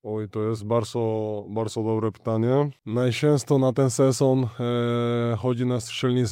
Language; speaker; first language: Polish; non-native, learner; Spanish